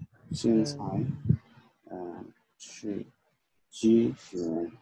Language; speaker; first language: Chinese; non-native, learner; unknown